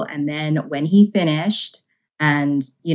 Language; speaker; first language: English; native; English